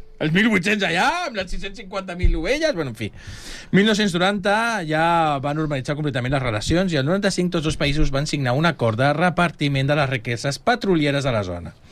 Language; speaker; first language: Catalan; native; Catalan